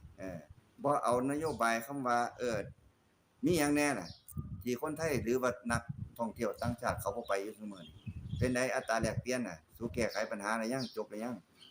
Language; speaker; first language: Thai; native; Thai